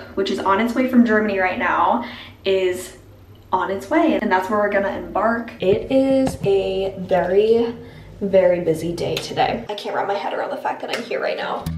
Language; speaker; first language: English; native; English